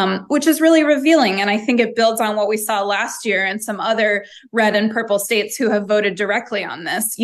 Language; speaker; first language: English; native; English